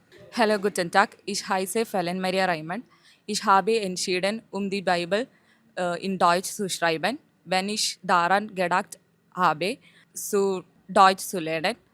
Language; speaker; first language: German; non-native, learner; Malayalam